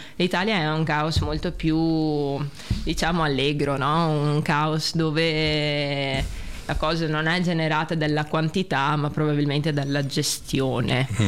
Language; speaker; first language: Italian; early bilingual, other home language; Russian